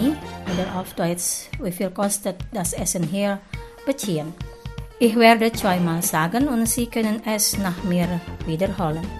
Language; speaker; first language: German; non-native, fluent; Indonesian